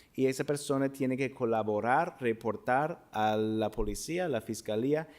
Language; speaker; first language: Spanish; non-native, fluent; English